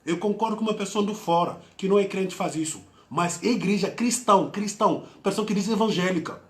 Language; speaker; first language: Portuguese; non-native, fluent; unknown